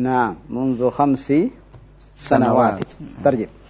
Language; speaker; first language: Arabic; non-native, fluent; Indonesian